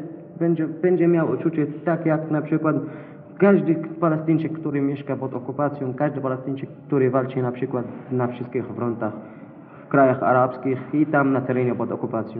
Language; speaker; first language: Polish; non-native, fluent; Arabic